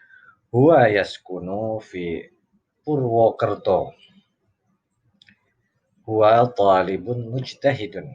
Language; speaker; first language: Arabic; non-native, fluent; Indonesian